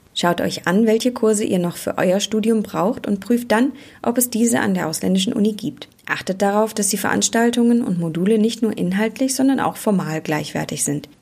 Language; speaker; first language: German; native; German